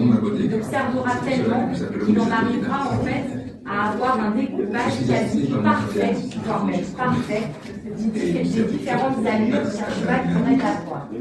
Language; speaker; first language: French; native; French